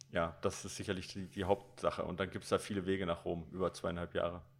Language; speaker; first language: German; native; German